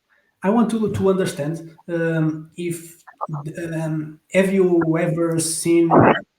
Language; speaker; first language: English; non-native, fluent; Portuguese